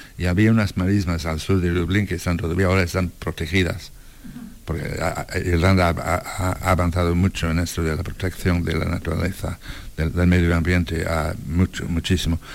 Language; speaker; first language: Spanish; non-native, fluent; English